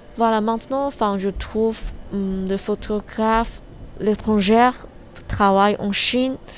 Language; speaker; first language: French; non-native, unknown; Chinese